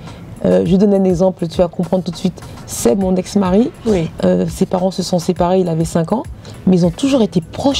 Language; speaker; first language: French; native; French